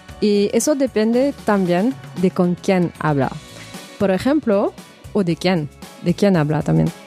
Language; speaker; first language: Spanish; non-native, fluent; French